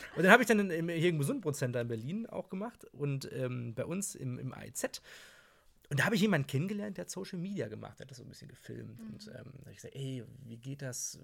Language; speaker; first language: German; native; German